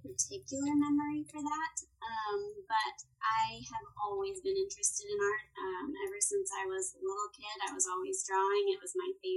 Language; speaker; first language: English; native; English